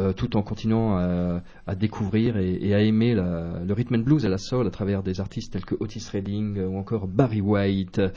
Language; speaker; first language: French; native; French